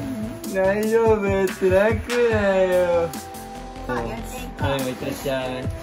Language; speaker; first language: Japanese; native; Japanese